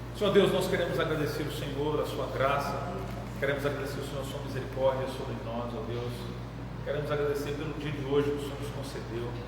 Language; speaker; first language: Portuguese; native; Portuguese